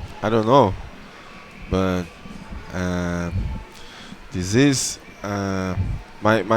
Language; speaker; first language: English; non-native, learner; Portuguese